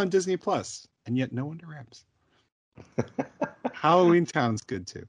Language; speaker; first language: English; native; English